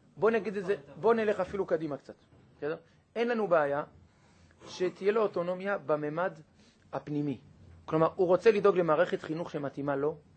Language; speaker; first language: Hebrew; native; Hebrew